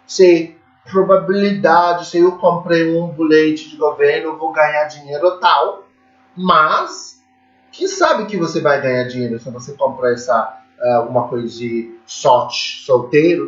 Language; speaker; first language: Portuguese; non-native, fluent; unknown